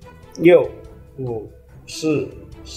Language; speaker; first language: Chinese; native; Chinese